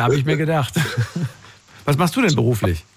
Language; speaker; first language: German; native; German